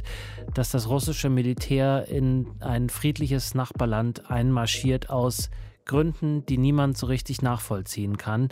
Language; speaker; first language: German; native; German